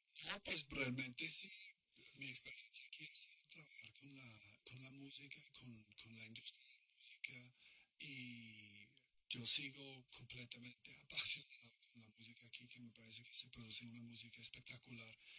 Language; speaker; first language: Spanish; non-native, fluent; English